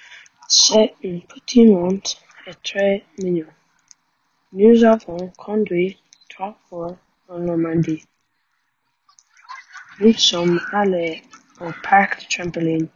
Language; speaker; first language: French; non-native, learner; English